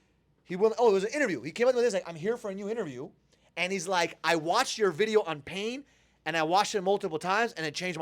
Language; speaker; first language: English; native; English